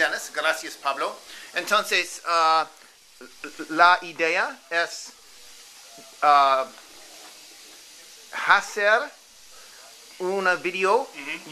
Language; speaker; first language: Spanish; non-native, learner; English